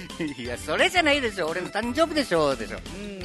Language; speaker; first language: Japanese; native; Japanese